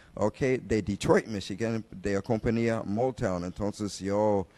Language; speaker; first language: Spanish; non-native, learner; English